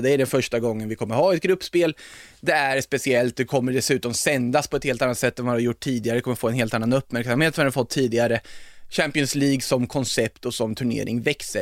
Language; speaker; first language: Swedish; native; Swedish